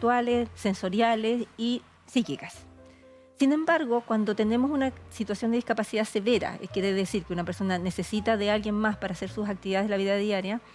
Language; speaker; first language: Spanish; native; Spanish